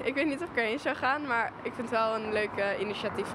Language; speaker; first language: Dutch; native; Dutch